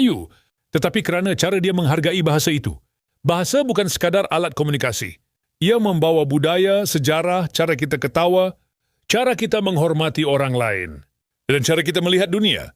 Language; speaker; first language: Malay; native; Malay